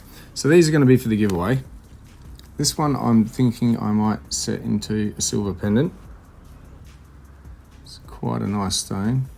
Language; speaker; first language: English; native; English